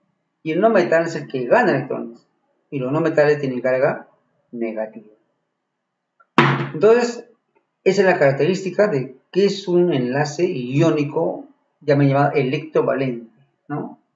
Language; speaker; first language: Spanish; native; Spanish